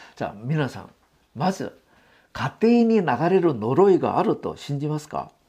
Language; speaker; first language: Japanese; non-native, fluent; Korean